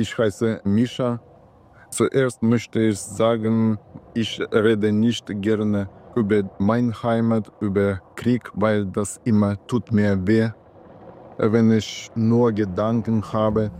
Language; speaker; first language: German; non-native, learner; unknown